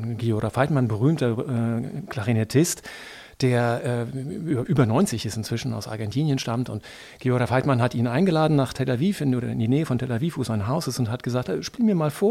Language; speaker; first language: German; native; German